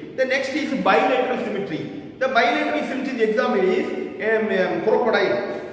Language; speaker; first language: English; non-native, local second language; Tamil